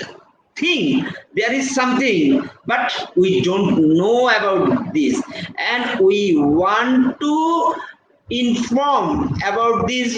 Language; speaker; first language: English; non-native, fluent; Bangla